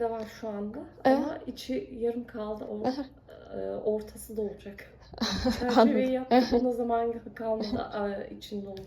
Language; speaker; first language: Turkish; native; Turkish